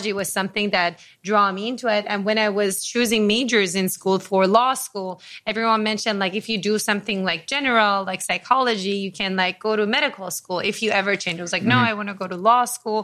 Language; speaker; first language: English; non-native, fluent; Persian